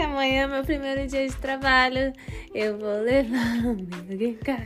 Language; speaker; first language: Portuguese; non-native, learner; English